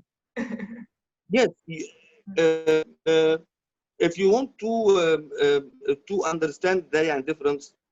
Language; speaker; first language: English; non-native, learner; Arabic